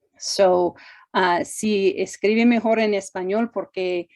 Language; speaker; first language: Spanish; non-native, fluent; English